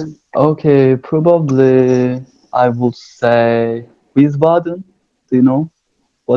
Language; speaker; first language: English; non-native, learner; Turkish